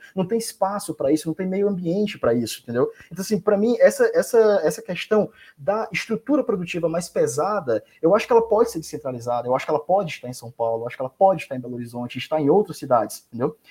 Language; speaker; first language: Portuguese; native; Portuguese